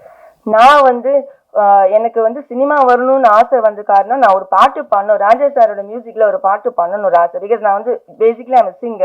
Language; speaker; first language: Tamil; early bilingual, heritage; Tamil